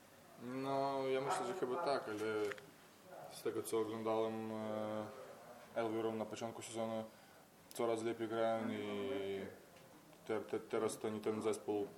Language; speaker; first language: Polish; non-native, fluent; Belarusian